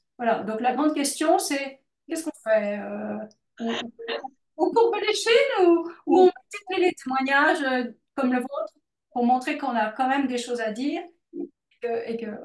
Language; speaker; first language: French; native; French